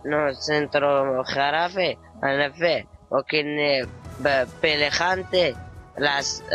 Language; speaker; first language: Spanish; non-native, learner; Arabic